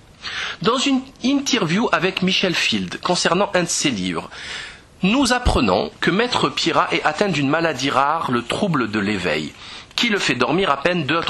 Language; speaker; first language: French; native; French